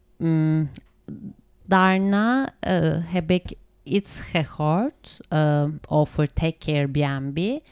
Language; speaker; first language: Dutch; non-native, learner; Turkish